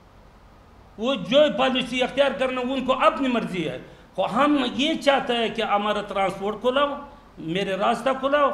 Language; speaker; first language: Urdu; non-native, learner; Pashto